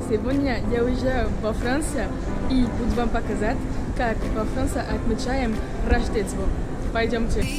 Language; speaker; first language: Russian; non-native, learner; French